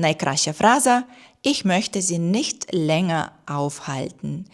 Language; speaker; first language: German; non-native, fluent; Ukrainian